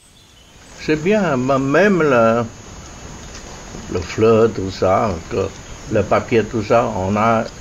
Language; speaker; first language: French; non-native, fluent; Chinese